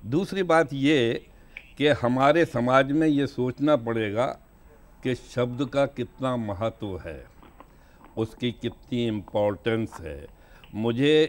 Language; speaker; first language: Hindi; native; Hindi